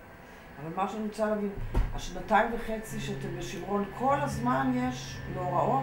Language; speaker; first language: Hebrew; native; Hebrew